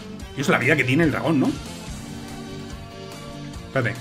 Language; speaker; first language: Spanish; native; Spanish